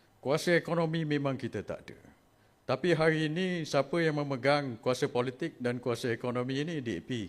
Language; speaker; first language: Malay; native; Malay